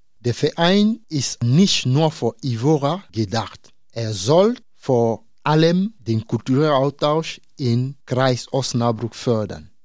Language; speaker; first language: German; non-native, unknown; Dyula